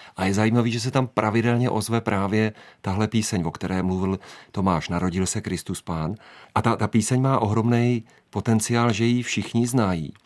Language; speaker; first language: Czech; native; Czech